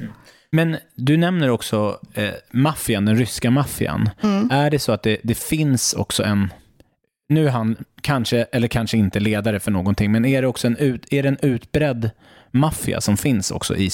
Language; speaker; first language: Swedish; native; Swedish